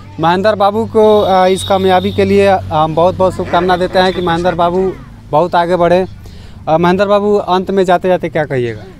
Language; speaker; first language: Hindi; native; Hindi